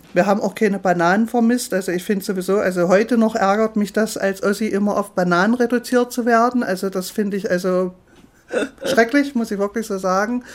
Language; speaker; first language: German; native; German